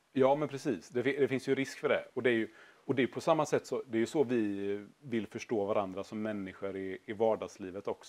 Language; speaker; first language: Swedish; native; Swedish